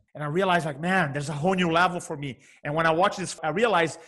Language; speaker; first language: English; non-native, fluent; Portuguese